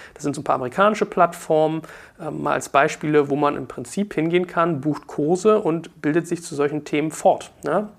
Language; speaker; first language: German; native; German